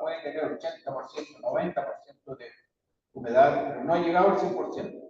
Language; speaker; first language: Spanish; native; Spanish